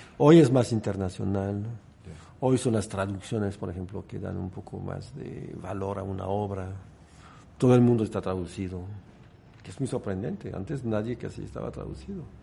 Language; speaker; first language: Spanish; non-native, fluent; French